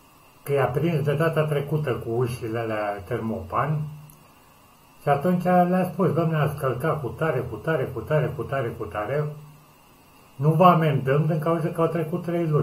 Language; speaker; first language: Romanian; native; Romanian